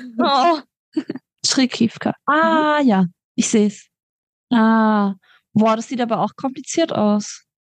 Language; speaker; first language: German; native; German